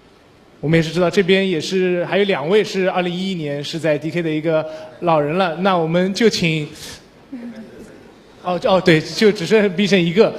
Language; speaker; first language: Chinese; native; Chinese